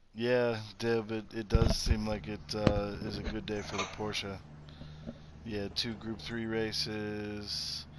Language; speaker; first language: English; native; English